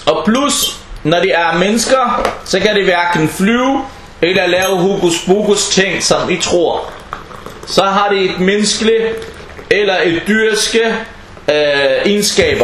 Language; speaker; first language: Danish; early bilingual, other home language; Arabic